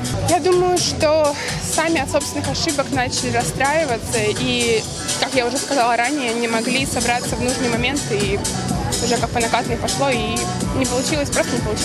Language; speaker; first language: Russian; native; Russian